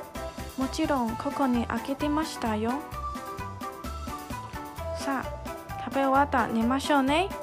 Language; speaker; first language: Japanese; non-native, fluent; Chinese